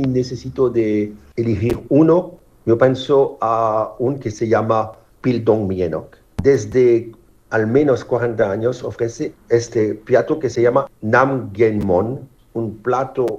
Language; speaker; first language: Spanish; non-native, fluent; French